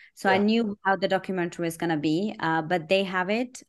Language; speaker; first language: English; early bilingual, other home language; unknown